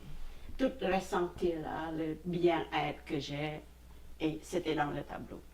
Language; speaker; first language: French; non-native, fluent; Khmer